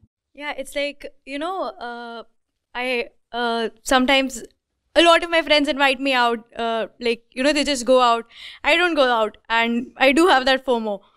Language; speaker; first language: English; non-native, local second language; Hindi